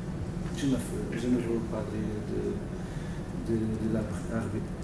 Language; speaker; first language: French; non-native, learner; Portuguese